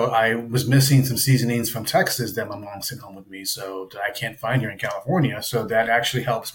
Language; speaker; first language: English; native; English